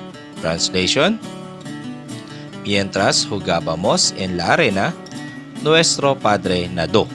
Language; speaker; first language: Spanish; non-native, fluent; Filipino